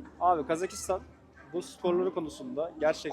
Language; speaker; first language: Turkish; native; Turkish